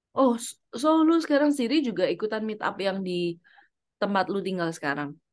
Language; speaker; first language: Indonesian; native; Indonesian